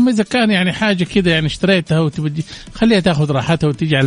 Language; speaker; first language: Arabic; native; Arabic